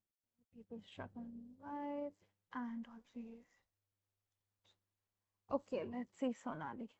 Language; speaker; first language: English; non-native, local second language; Hindi